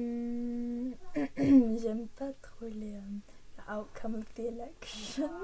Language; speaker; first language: French; early bilingual, heritage; English